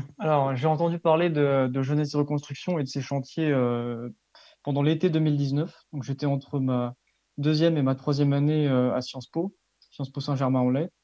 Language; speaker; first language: French; native; French